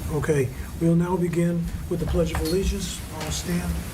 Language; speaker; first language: English; native; English